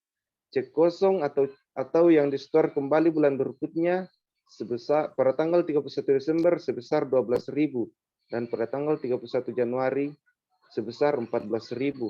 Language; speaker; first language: Indonesian; native; Indonesian